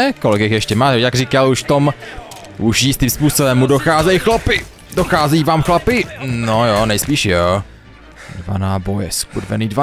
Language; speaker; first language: Czech; native; Czech